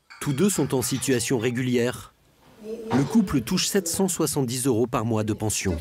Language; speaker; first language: French; native; French